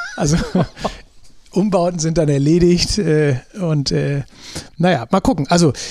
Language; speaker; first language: German; native; German